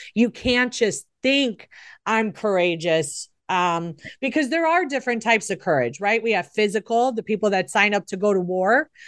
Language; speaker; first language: English; native; English